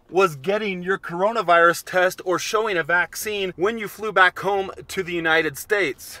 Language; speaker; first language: English; native; English